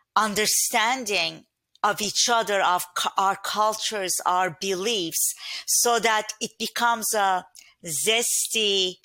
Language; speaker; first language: English; non-native, fluent; Turkish